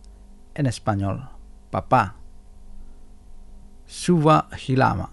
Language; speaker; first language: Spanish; non-native, fluent; Indonesian